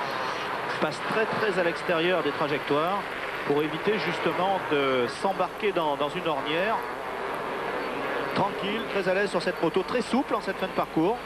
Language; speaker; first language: French; native; French